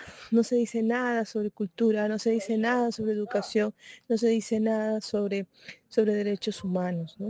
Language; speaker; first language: Spanish; native; Spanish